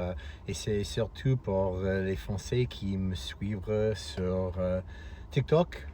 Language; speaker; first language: French; non-native, fluent; English